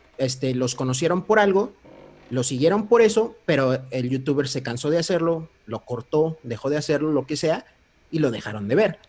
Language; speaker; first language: Spanish; early bilingual, heritage; Spanish